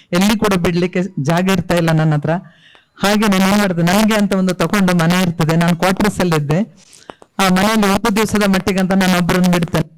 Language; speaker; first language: Kannada; non-native, local second language; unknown